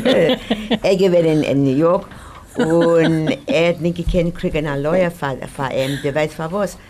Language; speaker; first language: English; native; English